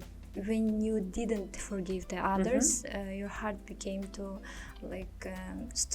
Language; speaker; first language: English; non-native, learner; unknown